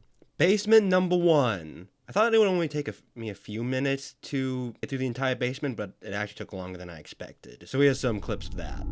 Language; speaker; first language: English; native; English